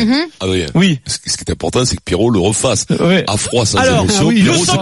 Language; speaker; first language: French; native; French